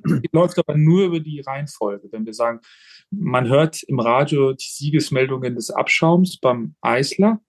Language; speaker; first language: German; native; German